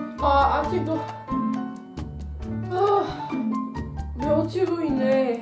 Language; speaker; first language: Korean; non-native, learner; Dutch